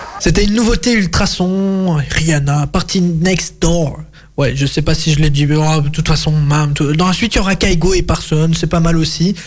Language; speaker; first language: French; native; French